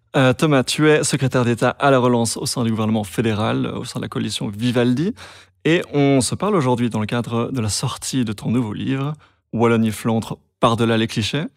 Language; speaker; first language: French; native; French